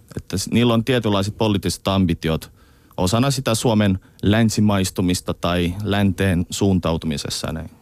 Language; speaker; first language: Finnish; early bilingual, other home language; Russian